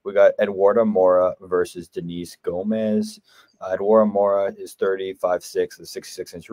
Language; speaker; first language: English; native; English